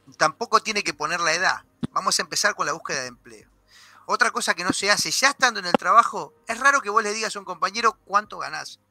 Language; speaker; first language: Spanish; native; Spanish